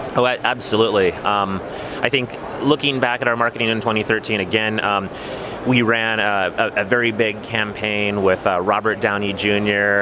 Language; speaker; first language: English; native; English